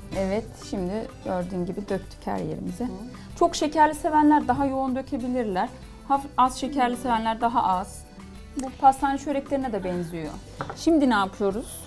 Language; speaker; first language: Turkish; native; Turkish